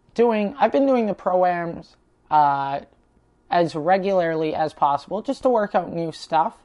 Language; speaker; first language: English; native; English